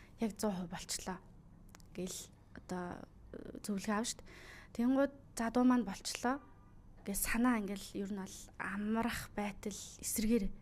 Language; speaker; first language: Mongolian; native; Mongolian